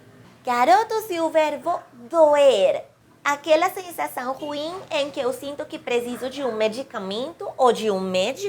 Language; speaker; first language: Portuguese; non-native, fluent; Spanish